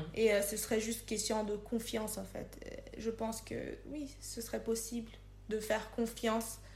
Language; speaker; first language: French; non-native, local second language; Lingala